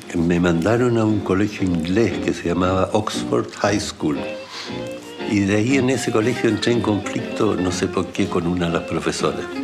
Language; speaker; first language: Spanish; early bilingual, other home language; German